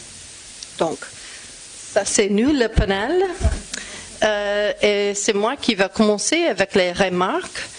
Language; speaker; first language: French; non-native, fluent; English